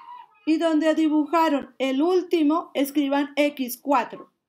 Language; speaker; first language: Spanish; native; Spanish